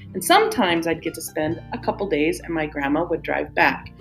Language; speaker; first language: English; native; English